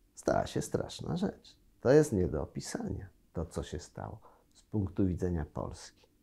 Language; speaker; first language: Polish; native; Polish